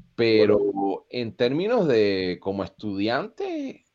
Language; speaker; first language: Spanish; native; Spanish